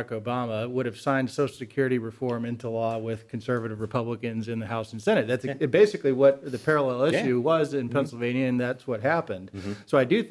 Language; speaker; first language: English; native; English